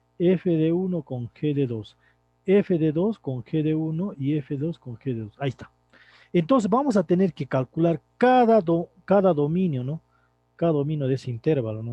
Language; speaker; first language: Spanish; native; Spanish